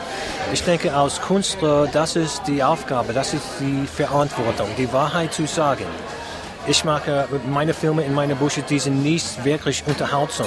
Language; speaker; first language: German; non-native, fluent; English